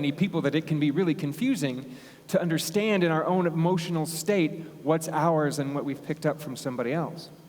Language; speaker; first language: English; native; English